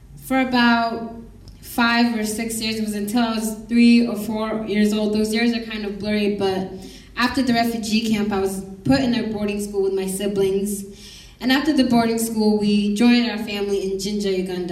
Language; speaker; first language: English; non-native, local second language; Kinyarwanda